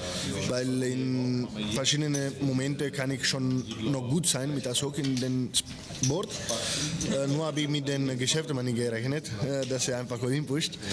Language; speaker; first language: German; non-native, fluent; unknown